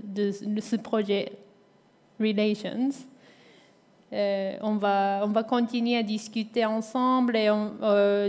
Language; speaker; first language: French; non-native, fluent; Japanese